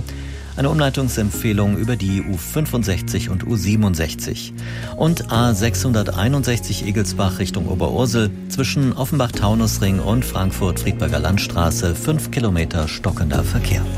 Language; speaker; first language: German; native; German